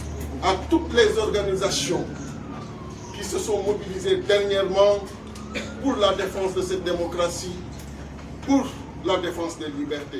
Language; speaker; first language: French; non-native, local second language; Wolof